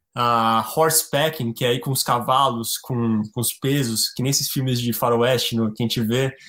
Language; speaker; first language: Portuguese; native; Portuguese